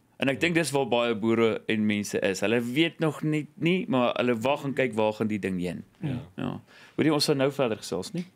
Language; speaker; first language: Afrikaans; native; Afrikaans